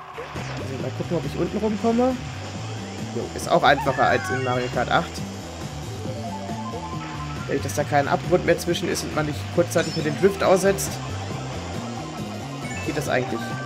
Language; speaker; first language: German; native; German